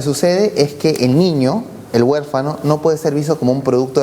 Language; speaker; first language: Spanish; native; Spanish